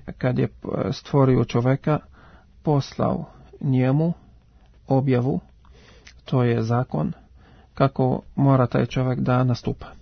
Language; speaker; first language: Serbian; non-native, fluent; Arabic